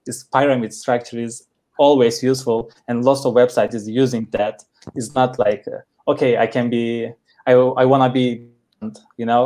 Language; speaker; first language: English; non-native, learner; Turkish